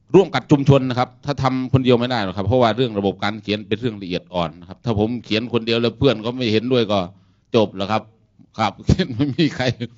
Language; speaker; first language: Thai; non-native, local second language; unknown